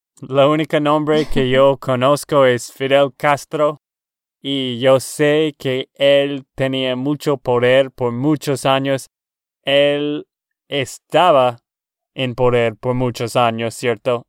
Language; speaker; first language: Spanish; non-native, learner; English